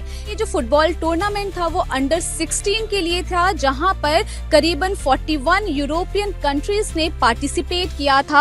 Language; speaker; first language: Hindi; native; Hindi